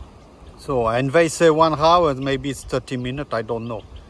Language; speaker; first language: English; non-native, learner; French